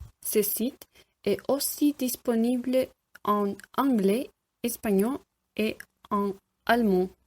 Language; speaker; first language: French; non-native, learner; Spanish